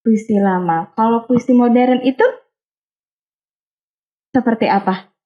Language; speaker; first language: Indonesian; native; Indonesian